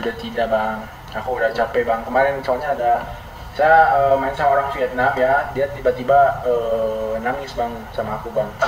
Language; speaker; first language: Indonesian; native; Indonesian